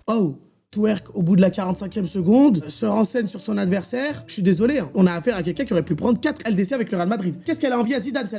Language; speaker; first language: French; native; French